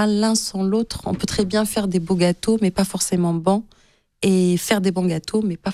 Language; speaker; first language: French; non-native, local second language; Arabic